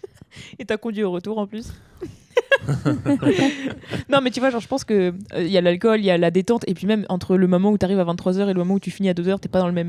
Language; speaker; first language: French; native; French